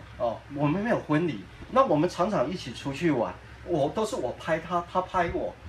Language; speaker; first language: Chinese; native; Chinese